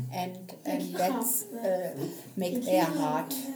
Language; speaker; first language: English; non-native, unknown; German